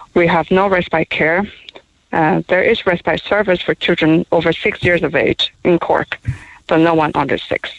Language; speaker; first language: English; non-native, fluent; Chinese